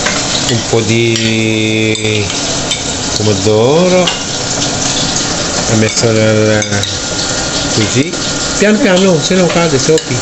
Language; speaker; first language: Italian; non-native, learner; Filipino